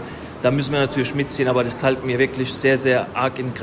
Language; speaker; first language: German; native; German